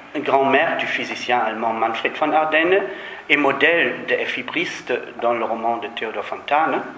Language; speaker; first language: French; non-native, fluent; German